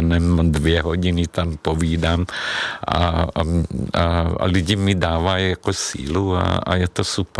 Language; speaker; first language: Czech; non-native, fluent; Hungarian